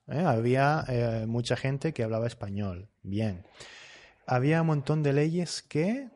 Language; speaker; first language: Spanish; native; Spanish